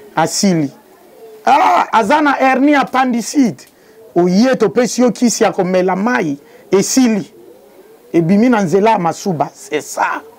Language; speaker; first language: Lingala; non-native, local second language; Kituba (Democratic Republic of Congo)